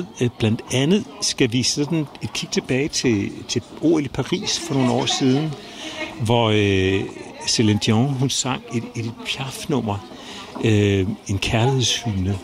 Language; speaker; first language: Danish; native; Danish